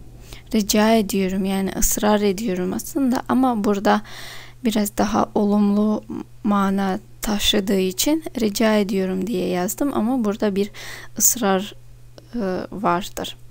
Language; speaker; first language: Turkish; non-native, fluent; Russian